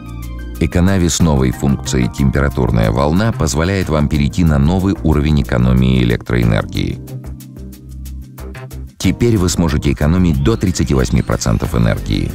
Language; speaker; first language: Russian; native; Russian